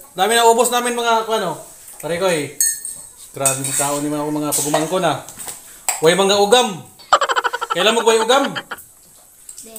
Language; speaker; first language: Filipino; non-native, local second language; Cebuano